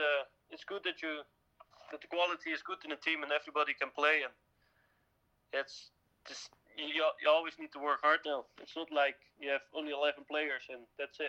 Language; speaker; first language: English; non-native, fluent; Dutch